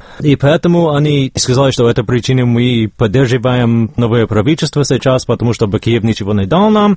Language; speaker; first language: Russian; non-native, fluent; English